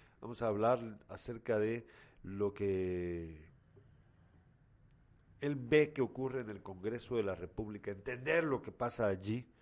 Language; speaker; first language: Spanish; native; Spanish